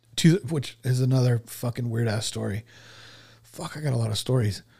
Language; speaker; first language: English; native; English